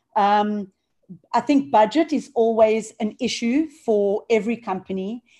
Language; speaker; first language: English; native; English